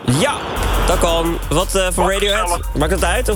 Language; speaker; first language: Dutch; native; Dutch